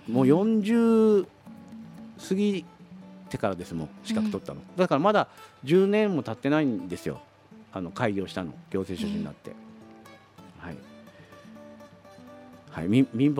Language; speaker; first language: Japanese; native; Japanese